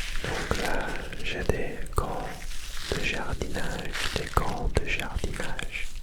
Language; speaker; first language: French; non-native, learner; Dutch